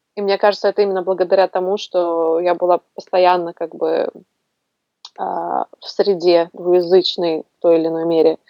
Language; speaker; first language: Russian; native; Russian